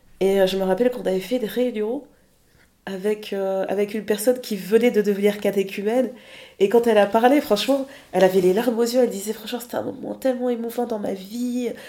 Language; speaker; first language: French; early bilingual, other home language; Lingala